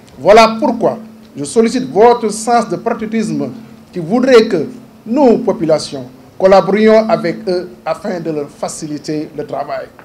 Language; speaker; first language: French; non-native, local second language; Wolof